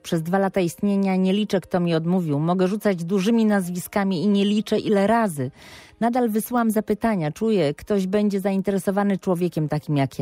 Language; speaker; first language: Polish; native; Polish